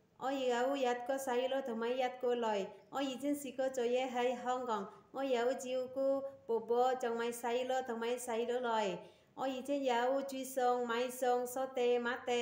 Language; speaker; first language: Cantonese; non-native, learner; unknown